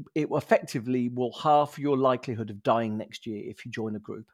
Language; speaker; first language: English; native; English